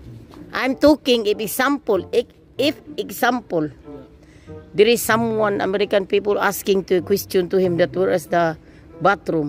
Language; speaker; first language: English; non-native, local second language; Filipino